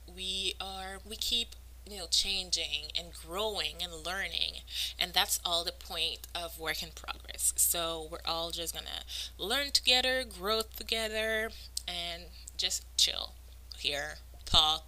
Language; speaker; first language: English; non-native, fluent; French